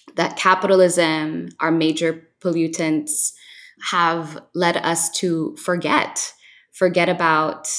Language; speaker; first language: English; non-native, local second language; Filipino